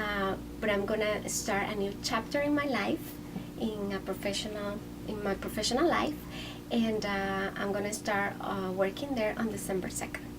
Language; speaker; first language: English; non-native, fluent; Spanish